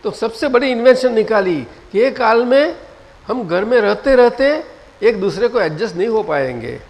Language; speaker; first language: Hindi; non-native, local second language; Gujarati